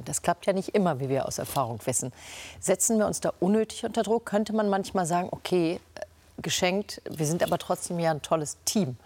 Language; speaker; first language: German; native; German